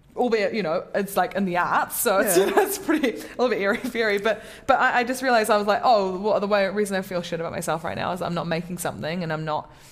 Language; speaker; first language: English; native; English